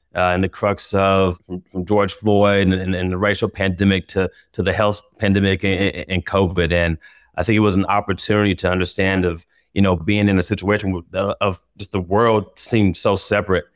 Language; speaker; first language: English; native; English